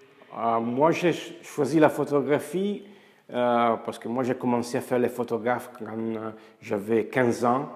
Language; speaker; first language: French; non-native, fluent; Italian